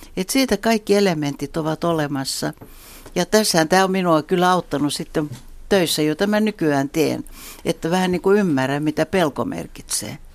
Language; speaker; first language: Finnish; non-native, local second language; Swedish